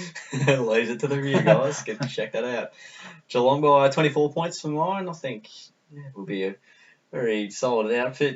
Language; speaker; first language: English; native; English